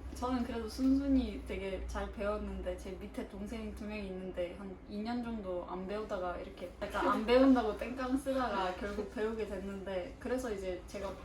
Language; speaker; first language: Korean; early bilingual, other home language; Russian